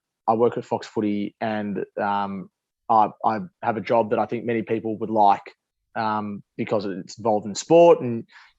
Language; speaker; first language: English; native; English